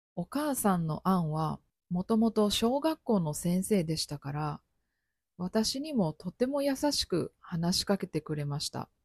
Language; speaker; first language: Japanese; native; Japanese